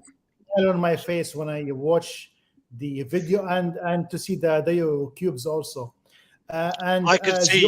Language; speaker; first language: English; non-native, fluent; Arabic